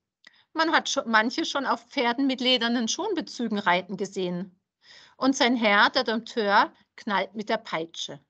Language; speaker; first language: German; native; German